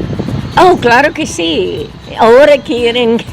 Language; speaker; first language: Spanish; non-native, fluent; English